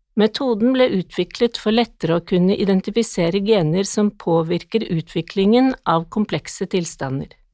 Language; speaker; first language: Norwegian; native; Norwegian